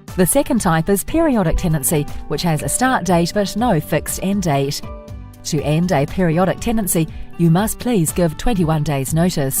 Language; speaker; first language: English; native; English